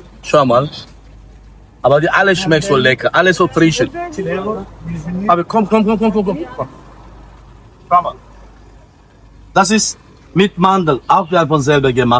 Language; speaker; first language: German; non-native, learner; Turkish